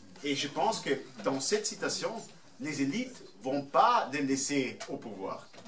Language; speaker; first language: French; non-native, fluent; German